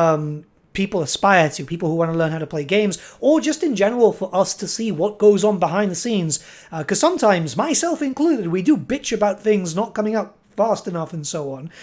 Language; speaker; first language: English; native; English